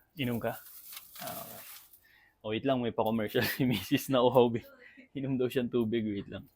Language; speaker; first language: Filipino; native; Filipino